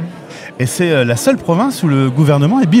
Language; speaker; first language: French; native; French